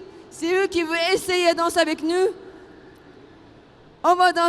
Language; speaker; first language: French; non-native, fluent; Japanese